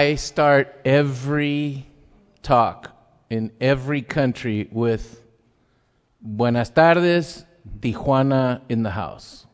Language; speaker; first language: English; early bilingual, other home language; Spanish